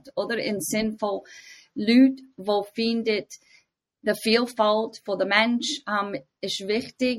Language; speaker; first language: German; non-native, fluent; English